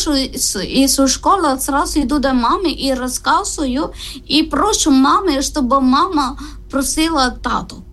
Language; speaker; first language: Ukrainian; non-native, learner; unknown